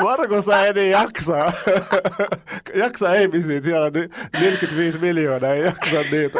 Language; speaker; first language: Finnish; non-native, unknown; Arabic